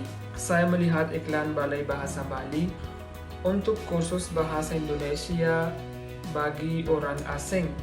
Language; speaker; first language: Indonesian; non-native, learner; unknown